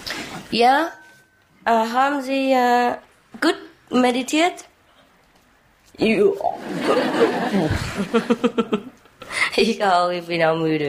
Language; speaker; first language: German; non-native, learner; Vietnamese